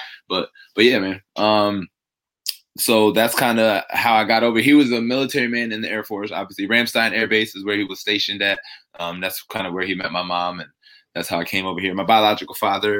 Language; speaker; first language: English; native; English